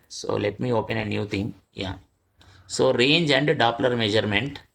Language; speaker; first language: English; non-native, local second language; Telugu